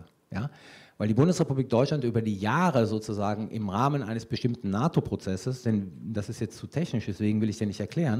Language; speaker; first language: German; native; German